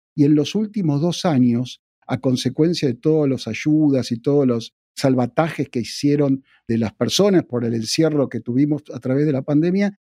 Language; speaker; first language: Spanish; native; Spanish